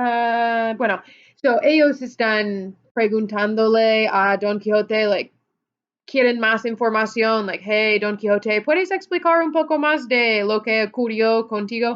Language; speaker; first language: Spanish; non-native, fluent; English